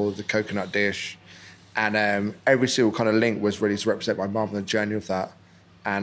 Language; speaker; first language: English; native; English